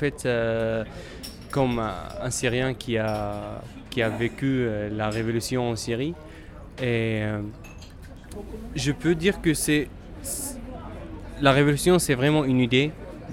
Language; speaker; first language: French; non-native, fluent; Arabic